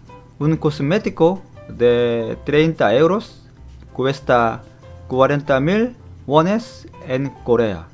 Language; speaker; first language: Spanish; non-native, fluent; Korean